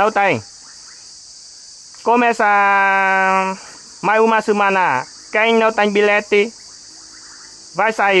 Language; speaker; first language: Portuguese; non-native, learner; Vietnamese